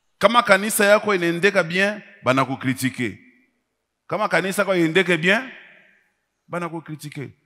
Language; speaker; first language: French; non-native, local second language; Swahili